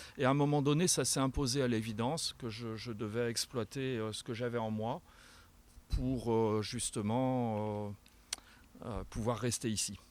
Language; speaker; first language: French; native; French